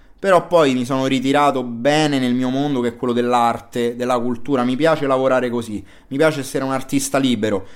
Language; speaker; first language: Italian; native; Italian